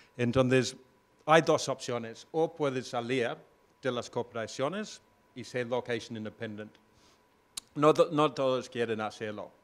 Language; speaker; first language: Spanish; non-native, fluent; English